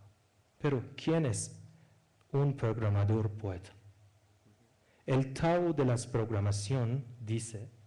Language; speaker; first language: Spanish; non-native, fluent; Persian